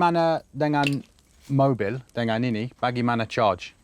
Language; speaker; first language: Indonesian; non-native, learner; English